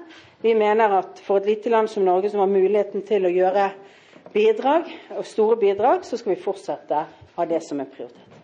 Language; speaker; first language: Norwegian; native; Norwegian